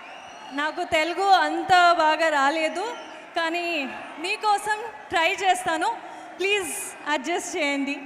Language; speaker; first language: Telugu; non-native, learner; Kannada